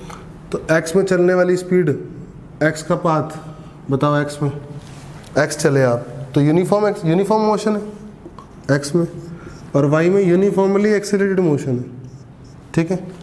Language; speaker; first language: Hindi; native; Hindi